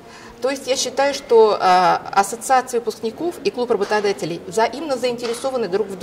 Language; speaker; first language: Russian; native; Russian